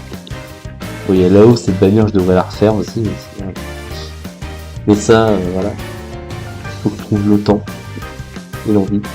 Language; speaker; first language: French; native; French